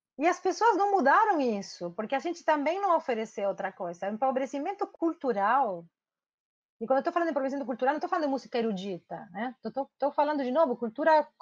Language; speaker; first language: Portuguese; non-native, fluent; Spanish